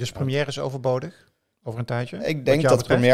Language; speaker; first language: Dutch; native; Dutch